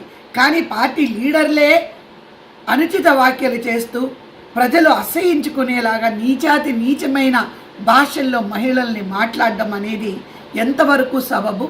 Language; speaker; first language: Telugu; native; Telugu